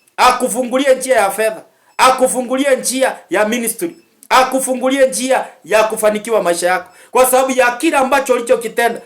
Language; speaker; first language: Swahili; native; Swahili